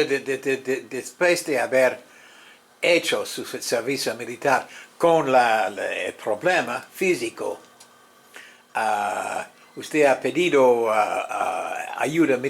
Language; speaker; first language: Spanish; non-native, fluent; English